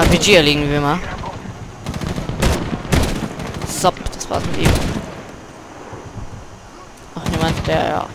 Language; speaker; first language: German; native; German